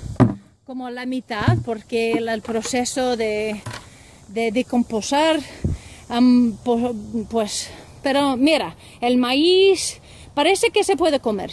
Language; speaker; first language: Spanish; non-native, learner; English